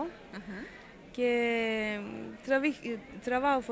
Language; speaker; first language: Greek; early bilingual, heritage; Greek